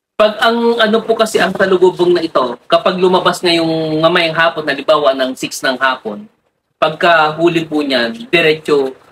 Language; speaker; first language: Filipino; non-native, local second language; Iloko